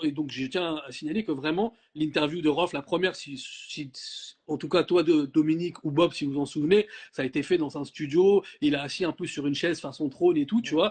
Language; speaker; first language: French; native; French